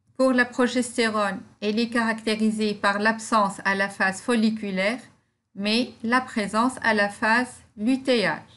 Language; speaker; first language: French; non-native, local second language; Arabic